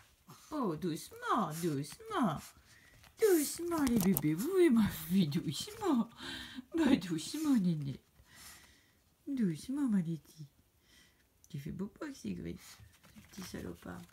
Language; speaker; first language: French; native; French